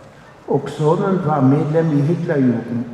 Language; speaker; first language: Swedish; non-native, fluent; German